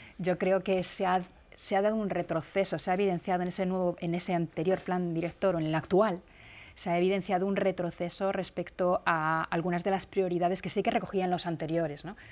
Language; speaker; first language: Spanish; native; Spanish